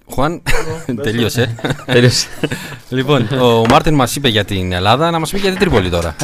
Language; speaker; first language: Greek; native; Greek